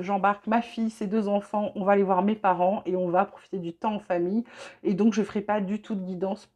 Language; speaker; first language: French; native; French